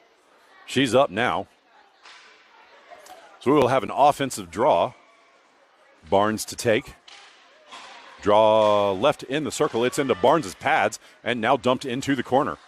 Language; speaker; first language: English; native; English